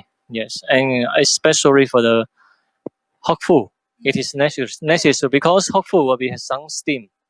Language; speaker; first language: English; non-native, fluent; Chinese